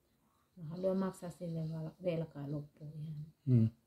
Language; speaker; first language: Finnish; non-native, learner; Thai